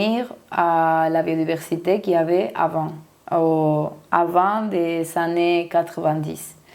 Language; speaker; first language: French; non-native, learner; Spanish